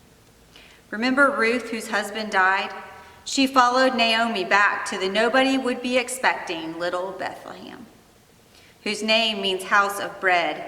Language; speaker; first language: English; native; English